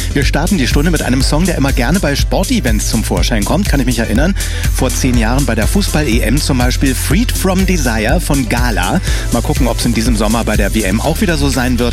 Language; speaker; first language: German; native; German